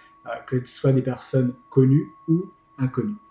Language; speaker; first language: French; native; French